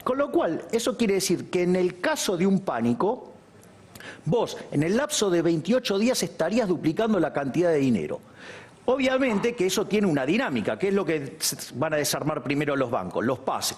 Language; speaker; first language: Spanish; native; Spanish